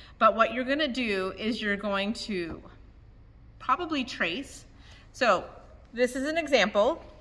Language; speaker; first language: English; native; English